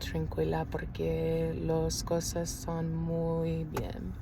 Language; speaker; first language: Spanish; non-native, learner; English